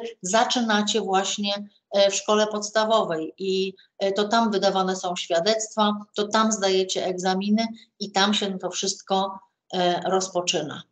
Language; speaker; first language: Polish; native; Polish